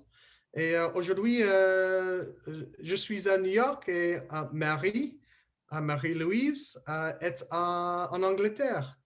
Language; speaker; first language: French; non-native, learner; English